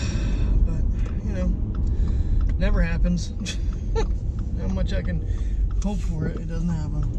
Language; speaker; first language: English; native; English